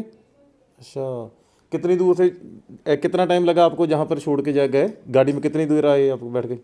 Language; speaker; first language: Hindi; non-native, local second language; Punjabi